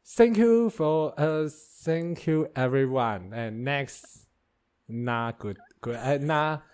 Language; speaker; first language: English; non-native, learner; Chinese